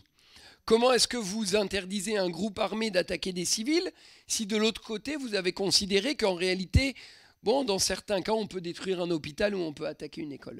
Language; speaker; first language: French; native; French